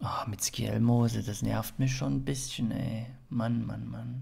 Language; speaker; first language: German; native; German